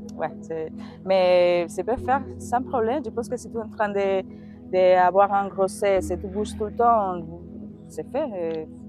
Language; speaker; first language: French; non-native, learner; Spanish